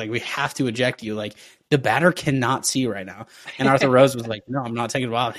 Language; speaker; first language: English; native; English